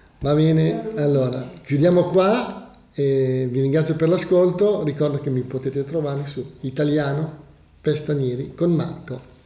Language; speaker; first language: Italian; native; Italian